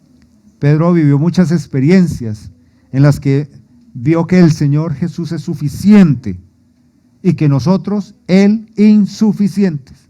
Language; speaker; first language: Spanish; native; Spanish